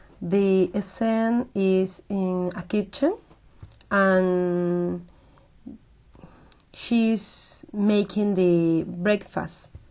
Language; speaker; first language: English; non-native, learner; Spanish